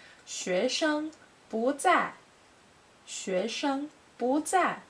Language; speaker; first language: Chinese; non-native, learner; English